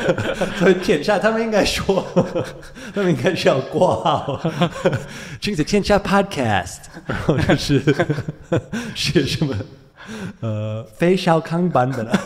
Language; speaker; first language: Chinese; non-native, fluent; English